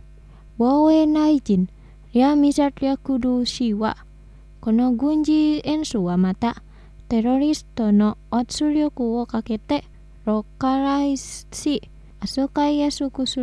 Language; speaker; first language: Japanese; non-native, fluent; Indonesian